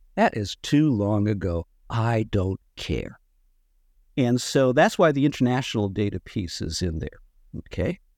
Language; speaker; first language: English; native; English